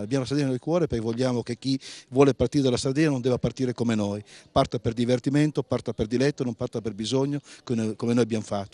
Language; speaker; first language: Italian; native; Italian